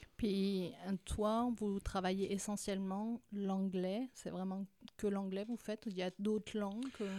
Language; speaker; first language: French; native; French